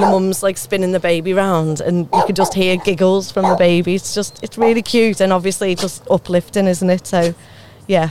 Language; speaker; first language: English; native; English